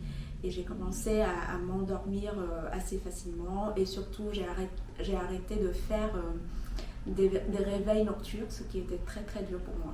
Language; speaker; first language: French; non-native, fluent; Vietnamese